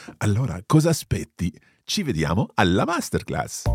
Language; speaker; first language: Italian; non-native, fluent; English